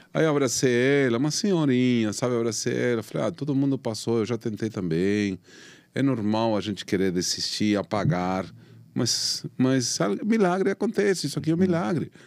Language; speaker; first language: Portuguese; non-native, fluent; Spanish